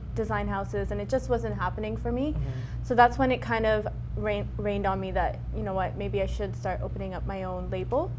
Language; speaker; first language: English; native; English